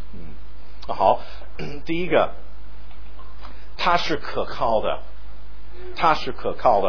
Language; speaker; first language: Chinese; non-native, fluent; English